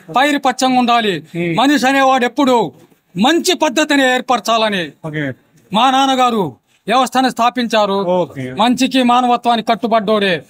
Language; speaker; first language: Telugu; native; Telugu